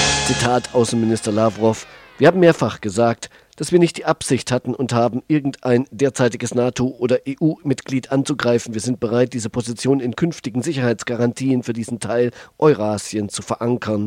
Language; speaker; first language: German; native; German